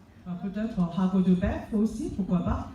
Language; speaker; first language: French; non-native, fluent; Korean